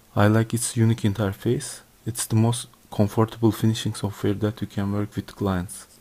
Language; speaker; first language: English; non-native, learner; Turkish